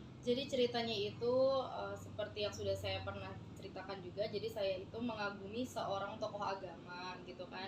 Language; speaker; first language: Indonesian; native; Indonesian